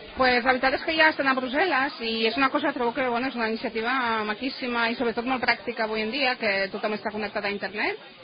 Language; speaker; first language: Catalan; non-native, fluent; Polish